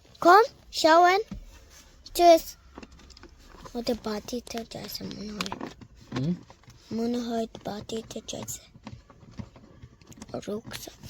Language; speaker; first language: German; early bilingual, other home language; Bangla